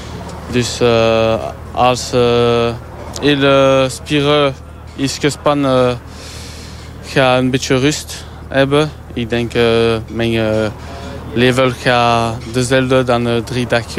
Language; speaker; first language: Dutch; non-native, learner; French